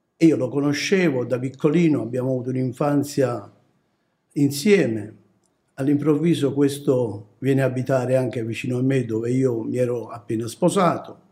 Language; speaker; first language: Italian; native; Italian